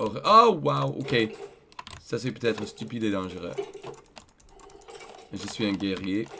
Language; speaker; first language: French; non-native, learner; English